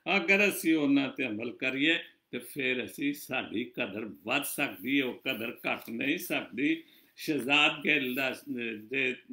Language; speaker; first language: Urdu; non-native, local second language; Punjabi